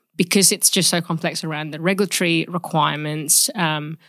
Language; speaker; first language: English; early bilingual, other home language; Indonesian